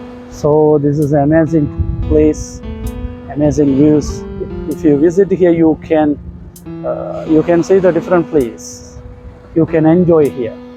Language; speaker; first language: English; non-native, local second language; Tamil